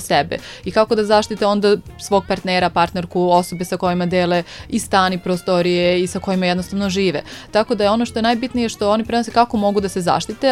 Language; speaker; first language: Serbian; native; Serbian